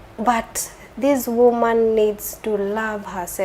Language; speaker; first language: English; non-native, local second language; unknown